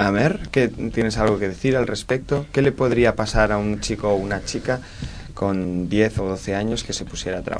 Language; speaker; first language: Spanish; native; Spanish